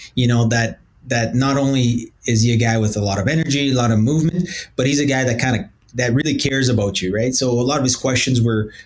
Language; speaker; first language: English; early bilingual, other home language; Portuguese